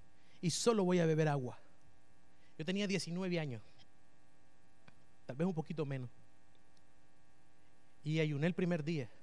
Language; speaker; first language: Spanish; native; Spanish